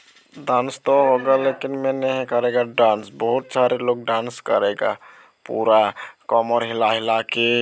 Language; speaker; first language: Hindi; non-native, local second language; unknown